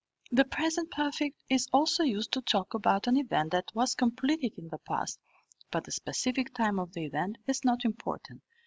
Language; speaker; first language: English; non-native, fluent; Albanian